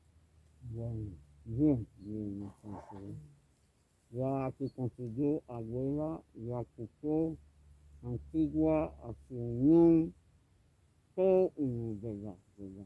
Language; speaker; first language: Spanish; non-native, local second language; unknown